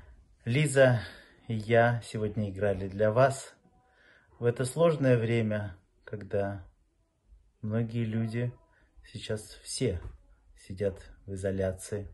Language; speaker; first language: Russian; native; Russian